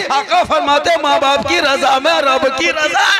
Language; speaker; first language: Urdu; non-native, local second language; Bhojpuri